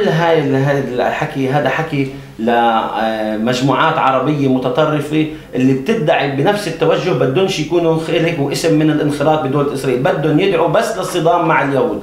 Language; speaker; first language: Arabic; native; Arabic